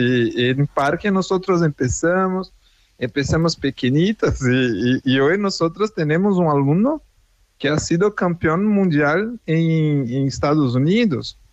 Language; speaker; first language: Spanish; non-native, fluent; Portuguese